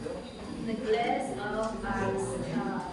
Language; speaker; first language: English; non-native, learner; Indonesian